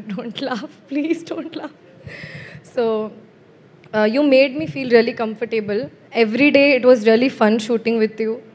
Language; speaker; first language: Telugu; non-native, local second language; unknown